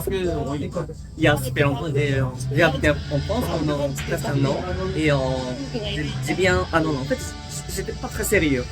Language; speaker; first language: French; non-native, learner; Japanese